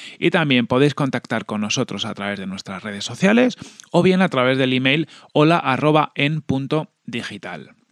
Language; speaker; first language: Spanish; native; Spanish